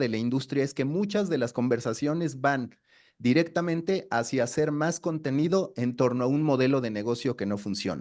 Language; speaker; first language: Spanish; native; Spanish